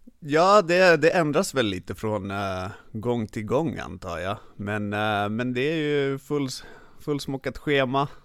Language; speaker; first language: Swedish; early bilingual, other home language; Finnish